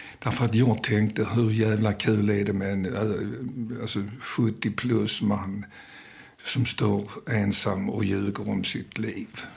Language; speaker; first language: Swedish; early bilingual, other home language; Danish